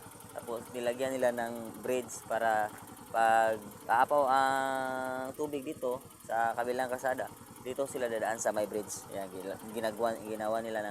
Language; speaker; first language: Filipino; non-native, local second language; Cebuano